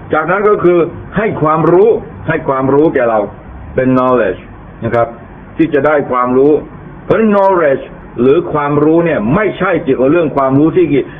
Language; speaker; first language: Thai; native; Thai